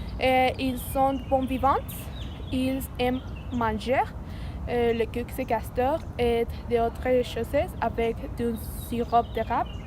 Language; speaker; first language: French; non-native, learner; Spanish